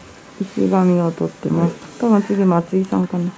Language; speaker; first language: Japanese; native; Japanese